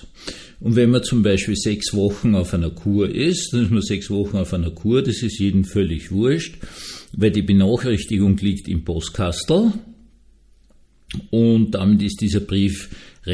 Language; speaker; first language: German; native; German